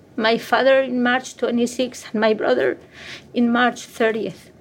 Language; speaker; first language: English; non-native, fluent; Spanish